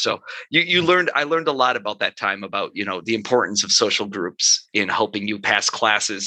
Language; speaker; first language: English; native; English